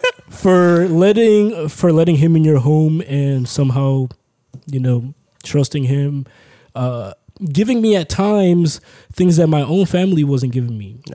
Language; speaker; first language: English; early bilingual, other home language; Spanish